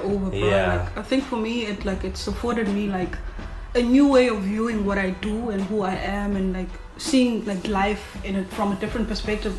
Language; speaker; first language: English; non-native, local second language; Xhosa